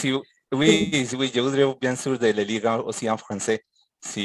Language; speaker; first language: French; non-native, fluent; Spanish